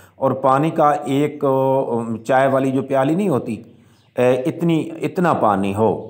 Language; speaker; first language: Urdu; non-native, local second language; Punjabi